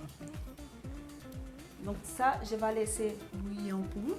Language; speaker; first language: French; non-native, learner; Portuguese